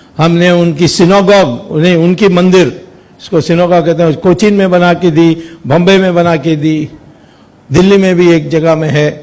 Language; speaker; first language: Hindi; non-native, local second language; Tamil